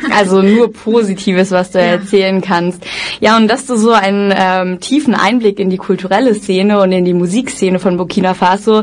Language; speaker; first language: German; native; German